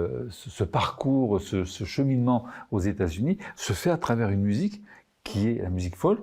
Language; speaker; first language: French; native; French